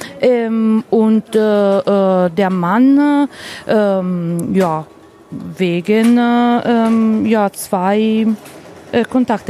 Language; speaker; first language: German; non-native, learner; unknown